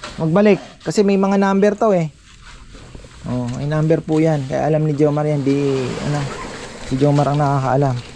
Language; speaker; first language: Filipino; non-native, local second language; Bikol